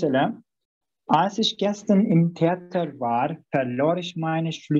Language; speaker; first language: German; non-native, fluent; Turkish